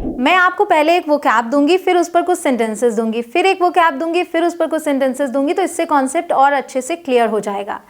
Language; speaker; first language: Hindi; native; Hindi